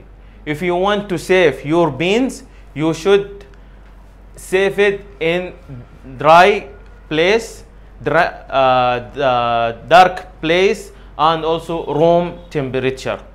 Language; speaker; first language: English; non-native, learner; Arabic